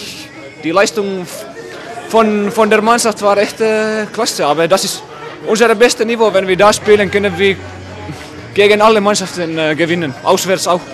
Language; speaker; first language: German; non-native, fluent; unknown